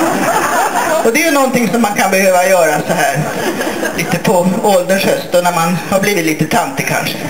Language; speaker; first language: Swedish; native; Swedish